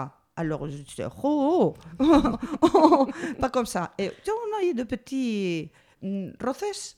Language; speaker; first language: French; non-native, learner; Spanish